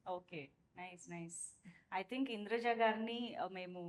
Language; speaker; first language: Telugu; native; Telugu